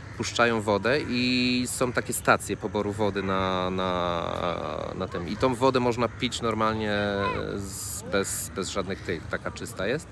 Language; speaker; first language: Polish; native; Polish